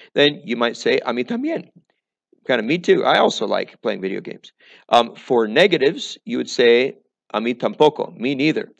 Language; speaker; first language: English; native; English